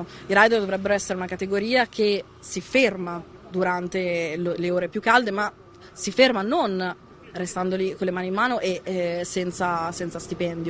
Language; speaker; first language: Italian; native; Italian